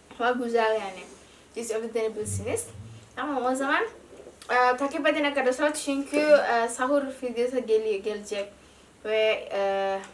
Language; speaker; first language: Turkish; non-native, learner; Indonesian